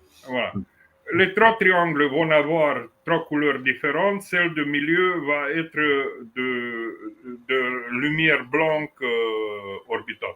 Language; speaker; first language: French; non-native, fluent; Romanian